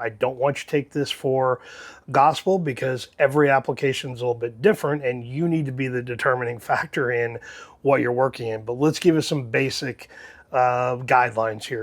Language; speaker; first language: English; native; English